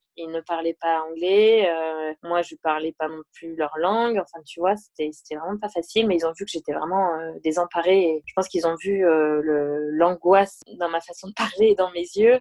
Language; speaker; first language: French; native; French